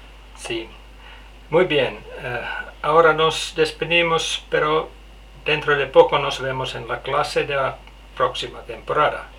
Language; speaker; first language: Spanish; non-native, learner; Finnish